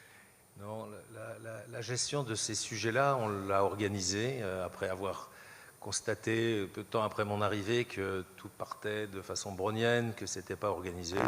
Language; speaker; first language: French; native; French